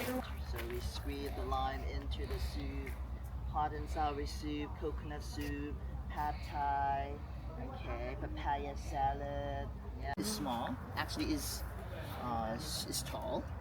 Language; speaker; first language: English; non-native, learner; Thai